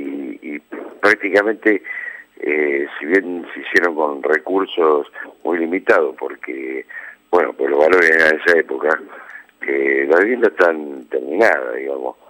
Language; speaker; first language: Spanish; native; Spanish